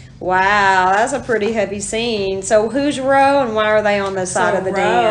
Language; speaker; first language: English; native; English